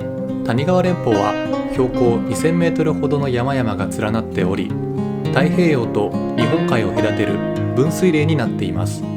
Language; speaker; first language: Japanese; native; Japanese